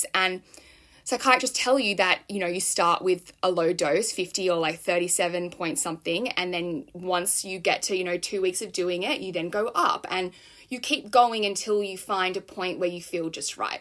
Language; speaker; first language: English; native; English